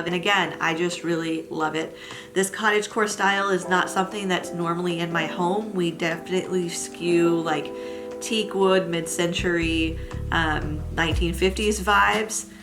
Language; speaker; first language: English; native; English